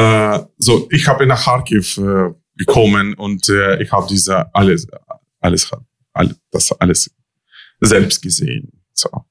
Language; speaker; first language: German; non-native, learner; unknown